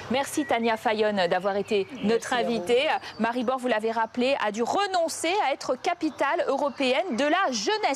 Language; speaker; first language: French; native; French